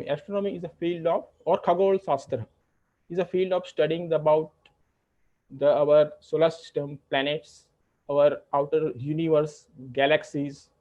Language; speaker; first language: English; non-native, local second language; Gujarati